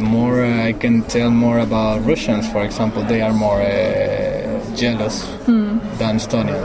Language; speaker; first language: English; non-native, learner; Spanish